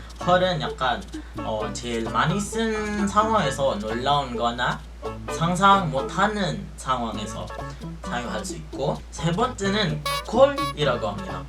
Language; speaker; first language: Korean; non-native, fluent; Filipino